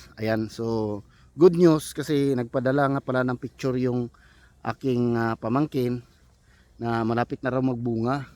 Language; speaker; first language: Filipino; non-native, local second language; Cebuano